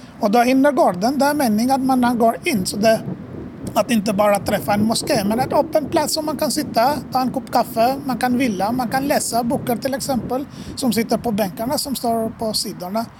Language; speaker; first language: Swedish; non-native, fluent; Arabic